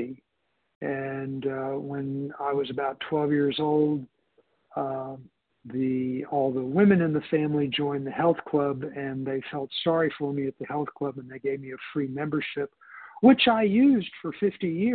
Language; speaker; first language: English; native; English